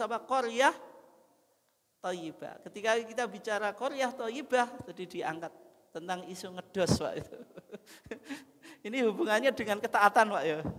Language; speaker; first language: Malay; non-native, local second language; Javanese